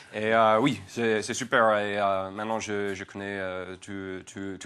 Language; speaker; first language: French; non-native, fluent; English